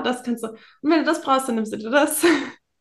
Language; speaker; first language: German; native; German